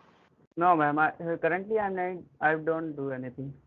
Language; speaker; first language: English; non-native, learner; Hindi